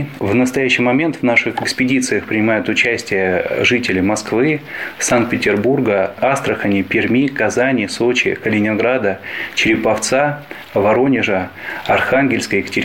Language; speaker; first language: Russian; native; Russian